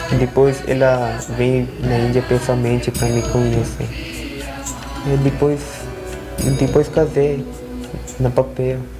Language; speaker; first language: Portuguese; non-native, learner; Hindi